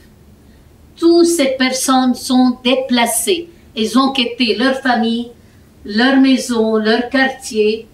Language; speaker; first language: French; non-native, fluent; Arabic